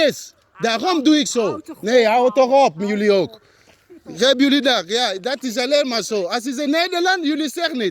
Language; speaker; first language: Dutch; non-native, learner; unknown